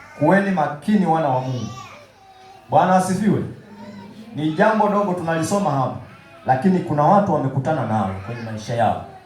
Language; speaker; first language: Swahili; native; Swahili